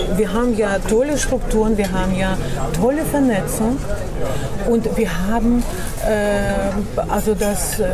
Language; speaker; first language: German; non-native, fluent; Russian